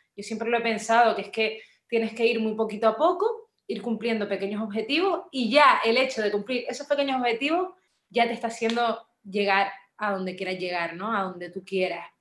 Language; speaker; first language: Spanish; native; Spanish